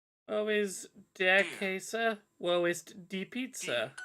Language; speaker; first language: German; non-native, learner; English